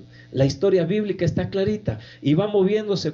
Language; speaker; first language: Spanish; native; Spanish